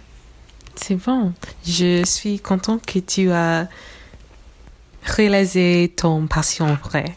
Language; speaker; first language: French; non-native, learner; English